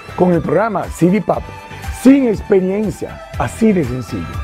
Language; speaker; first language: Spanish; native; Spanish